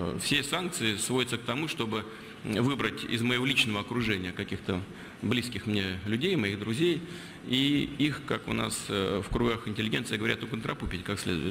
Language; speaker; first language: Russian; native; Russian